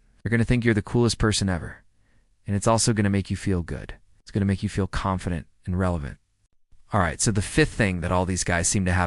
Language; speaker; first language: English; native; English